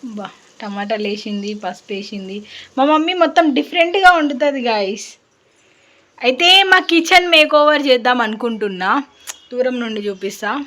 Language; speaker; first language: Telugu; non-native, local second language; Lambadi